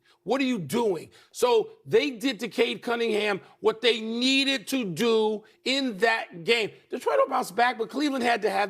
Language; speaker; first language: English; native; English